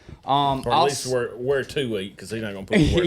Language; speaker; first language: English; native; English